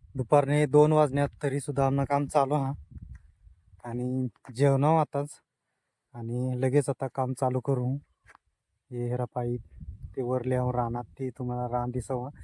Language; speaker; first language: Marathi; non-native, local second language; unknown